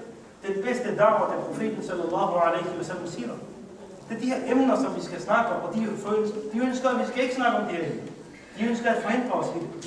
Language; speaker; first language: Danish; early bilingual, other home language; Urdu